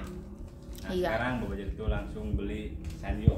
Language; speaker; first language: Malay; non-native, local second language; Sundanese